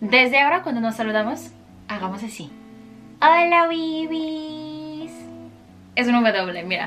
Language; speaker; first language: Spanish; non-native, fluent; Korean